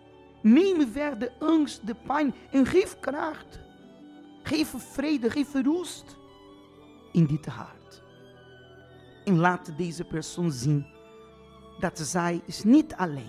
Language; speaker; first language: Dutch; non-native, fluent; Portuguese